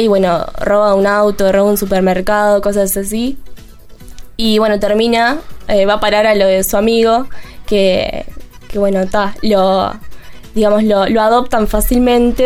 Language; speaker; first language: Spanish; native; Spanish